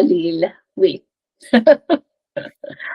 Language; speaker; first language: French; non-native, learner; English